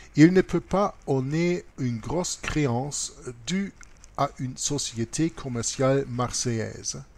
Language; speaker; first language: French; non-native, learner; German